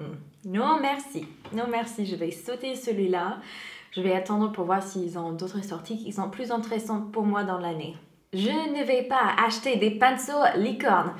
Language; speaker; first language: French; non-native, fluent; English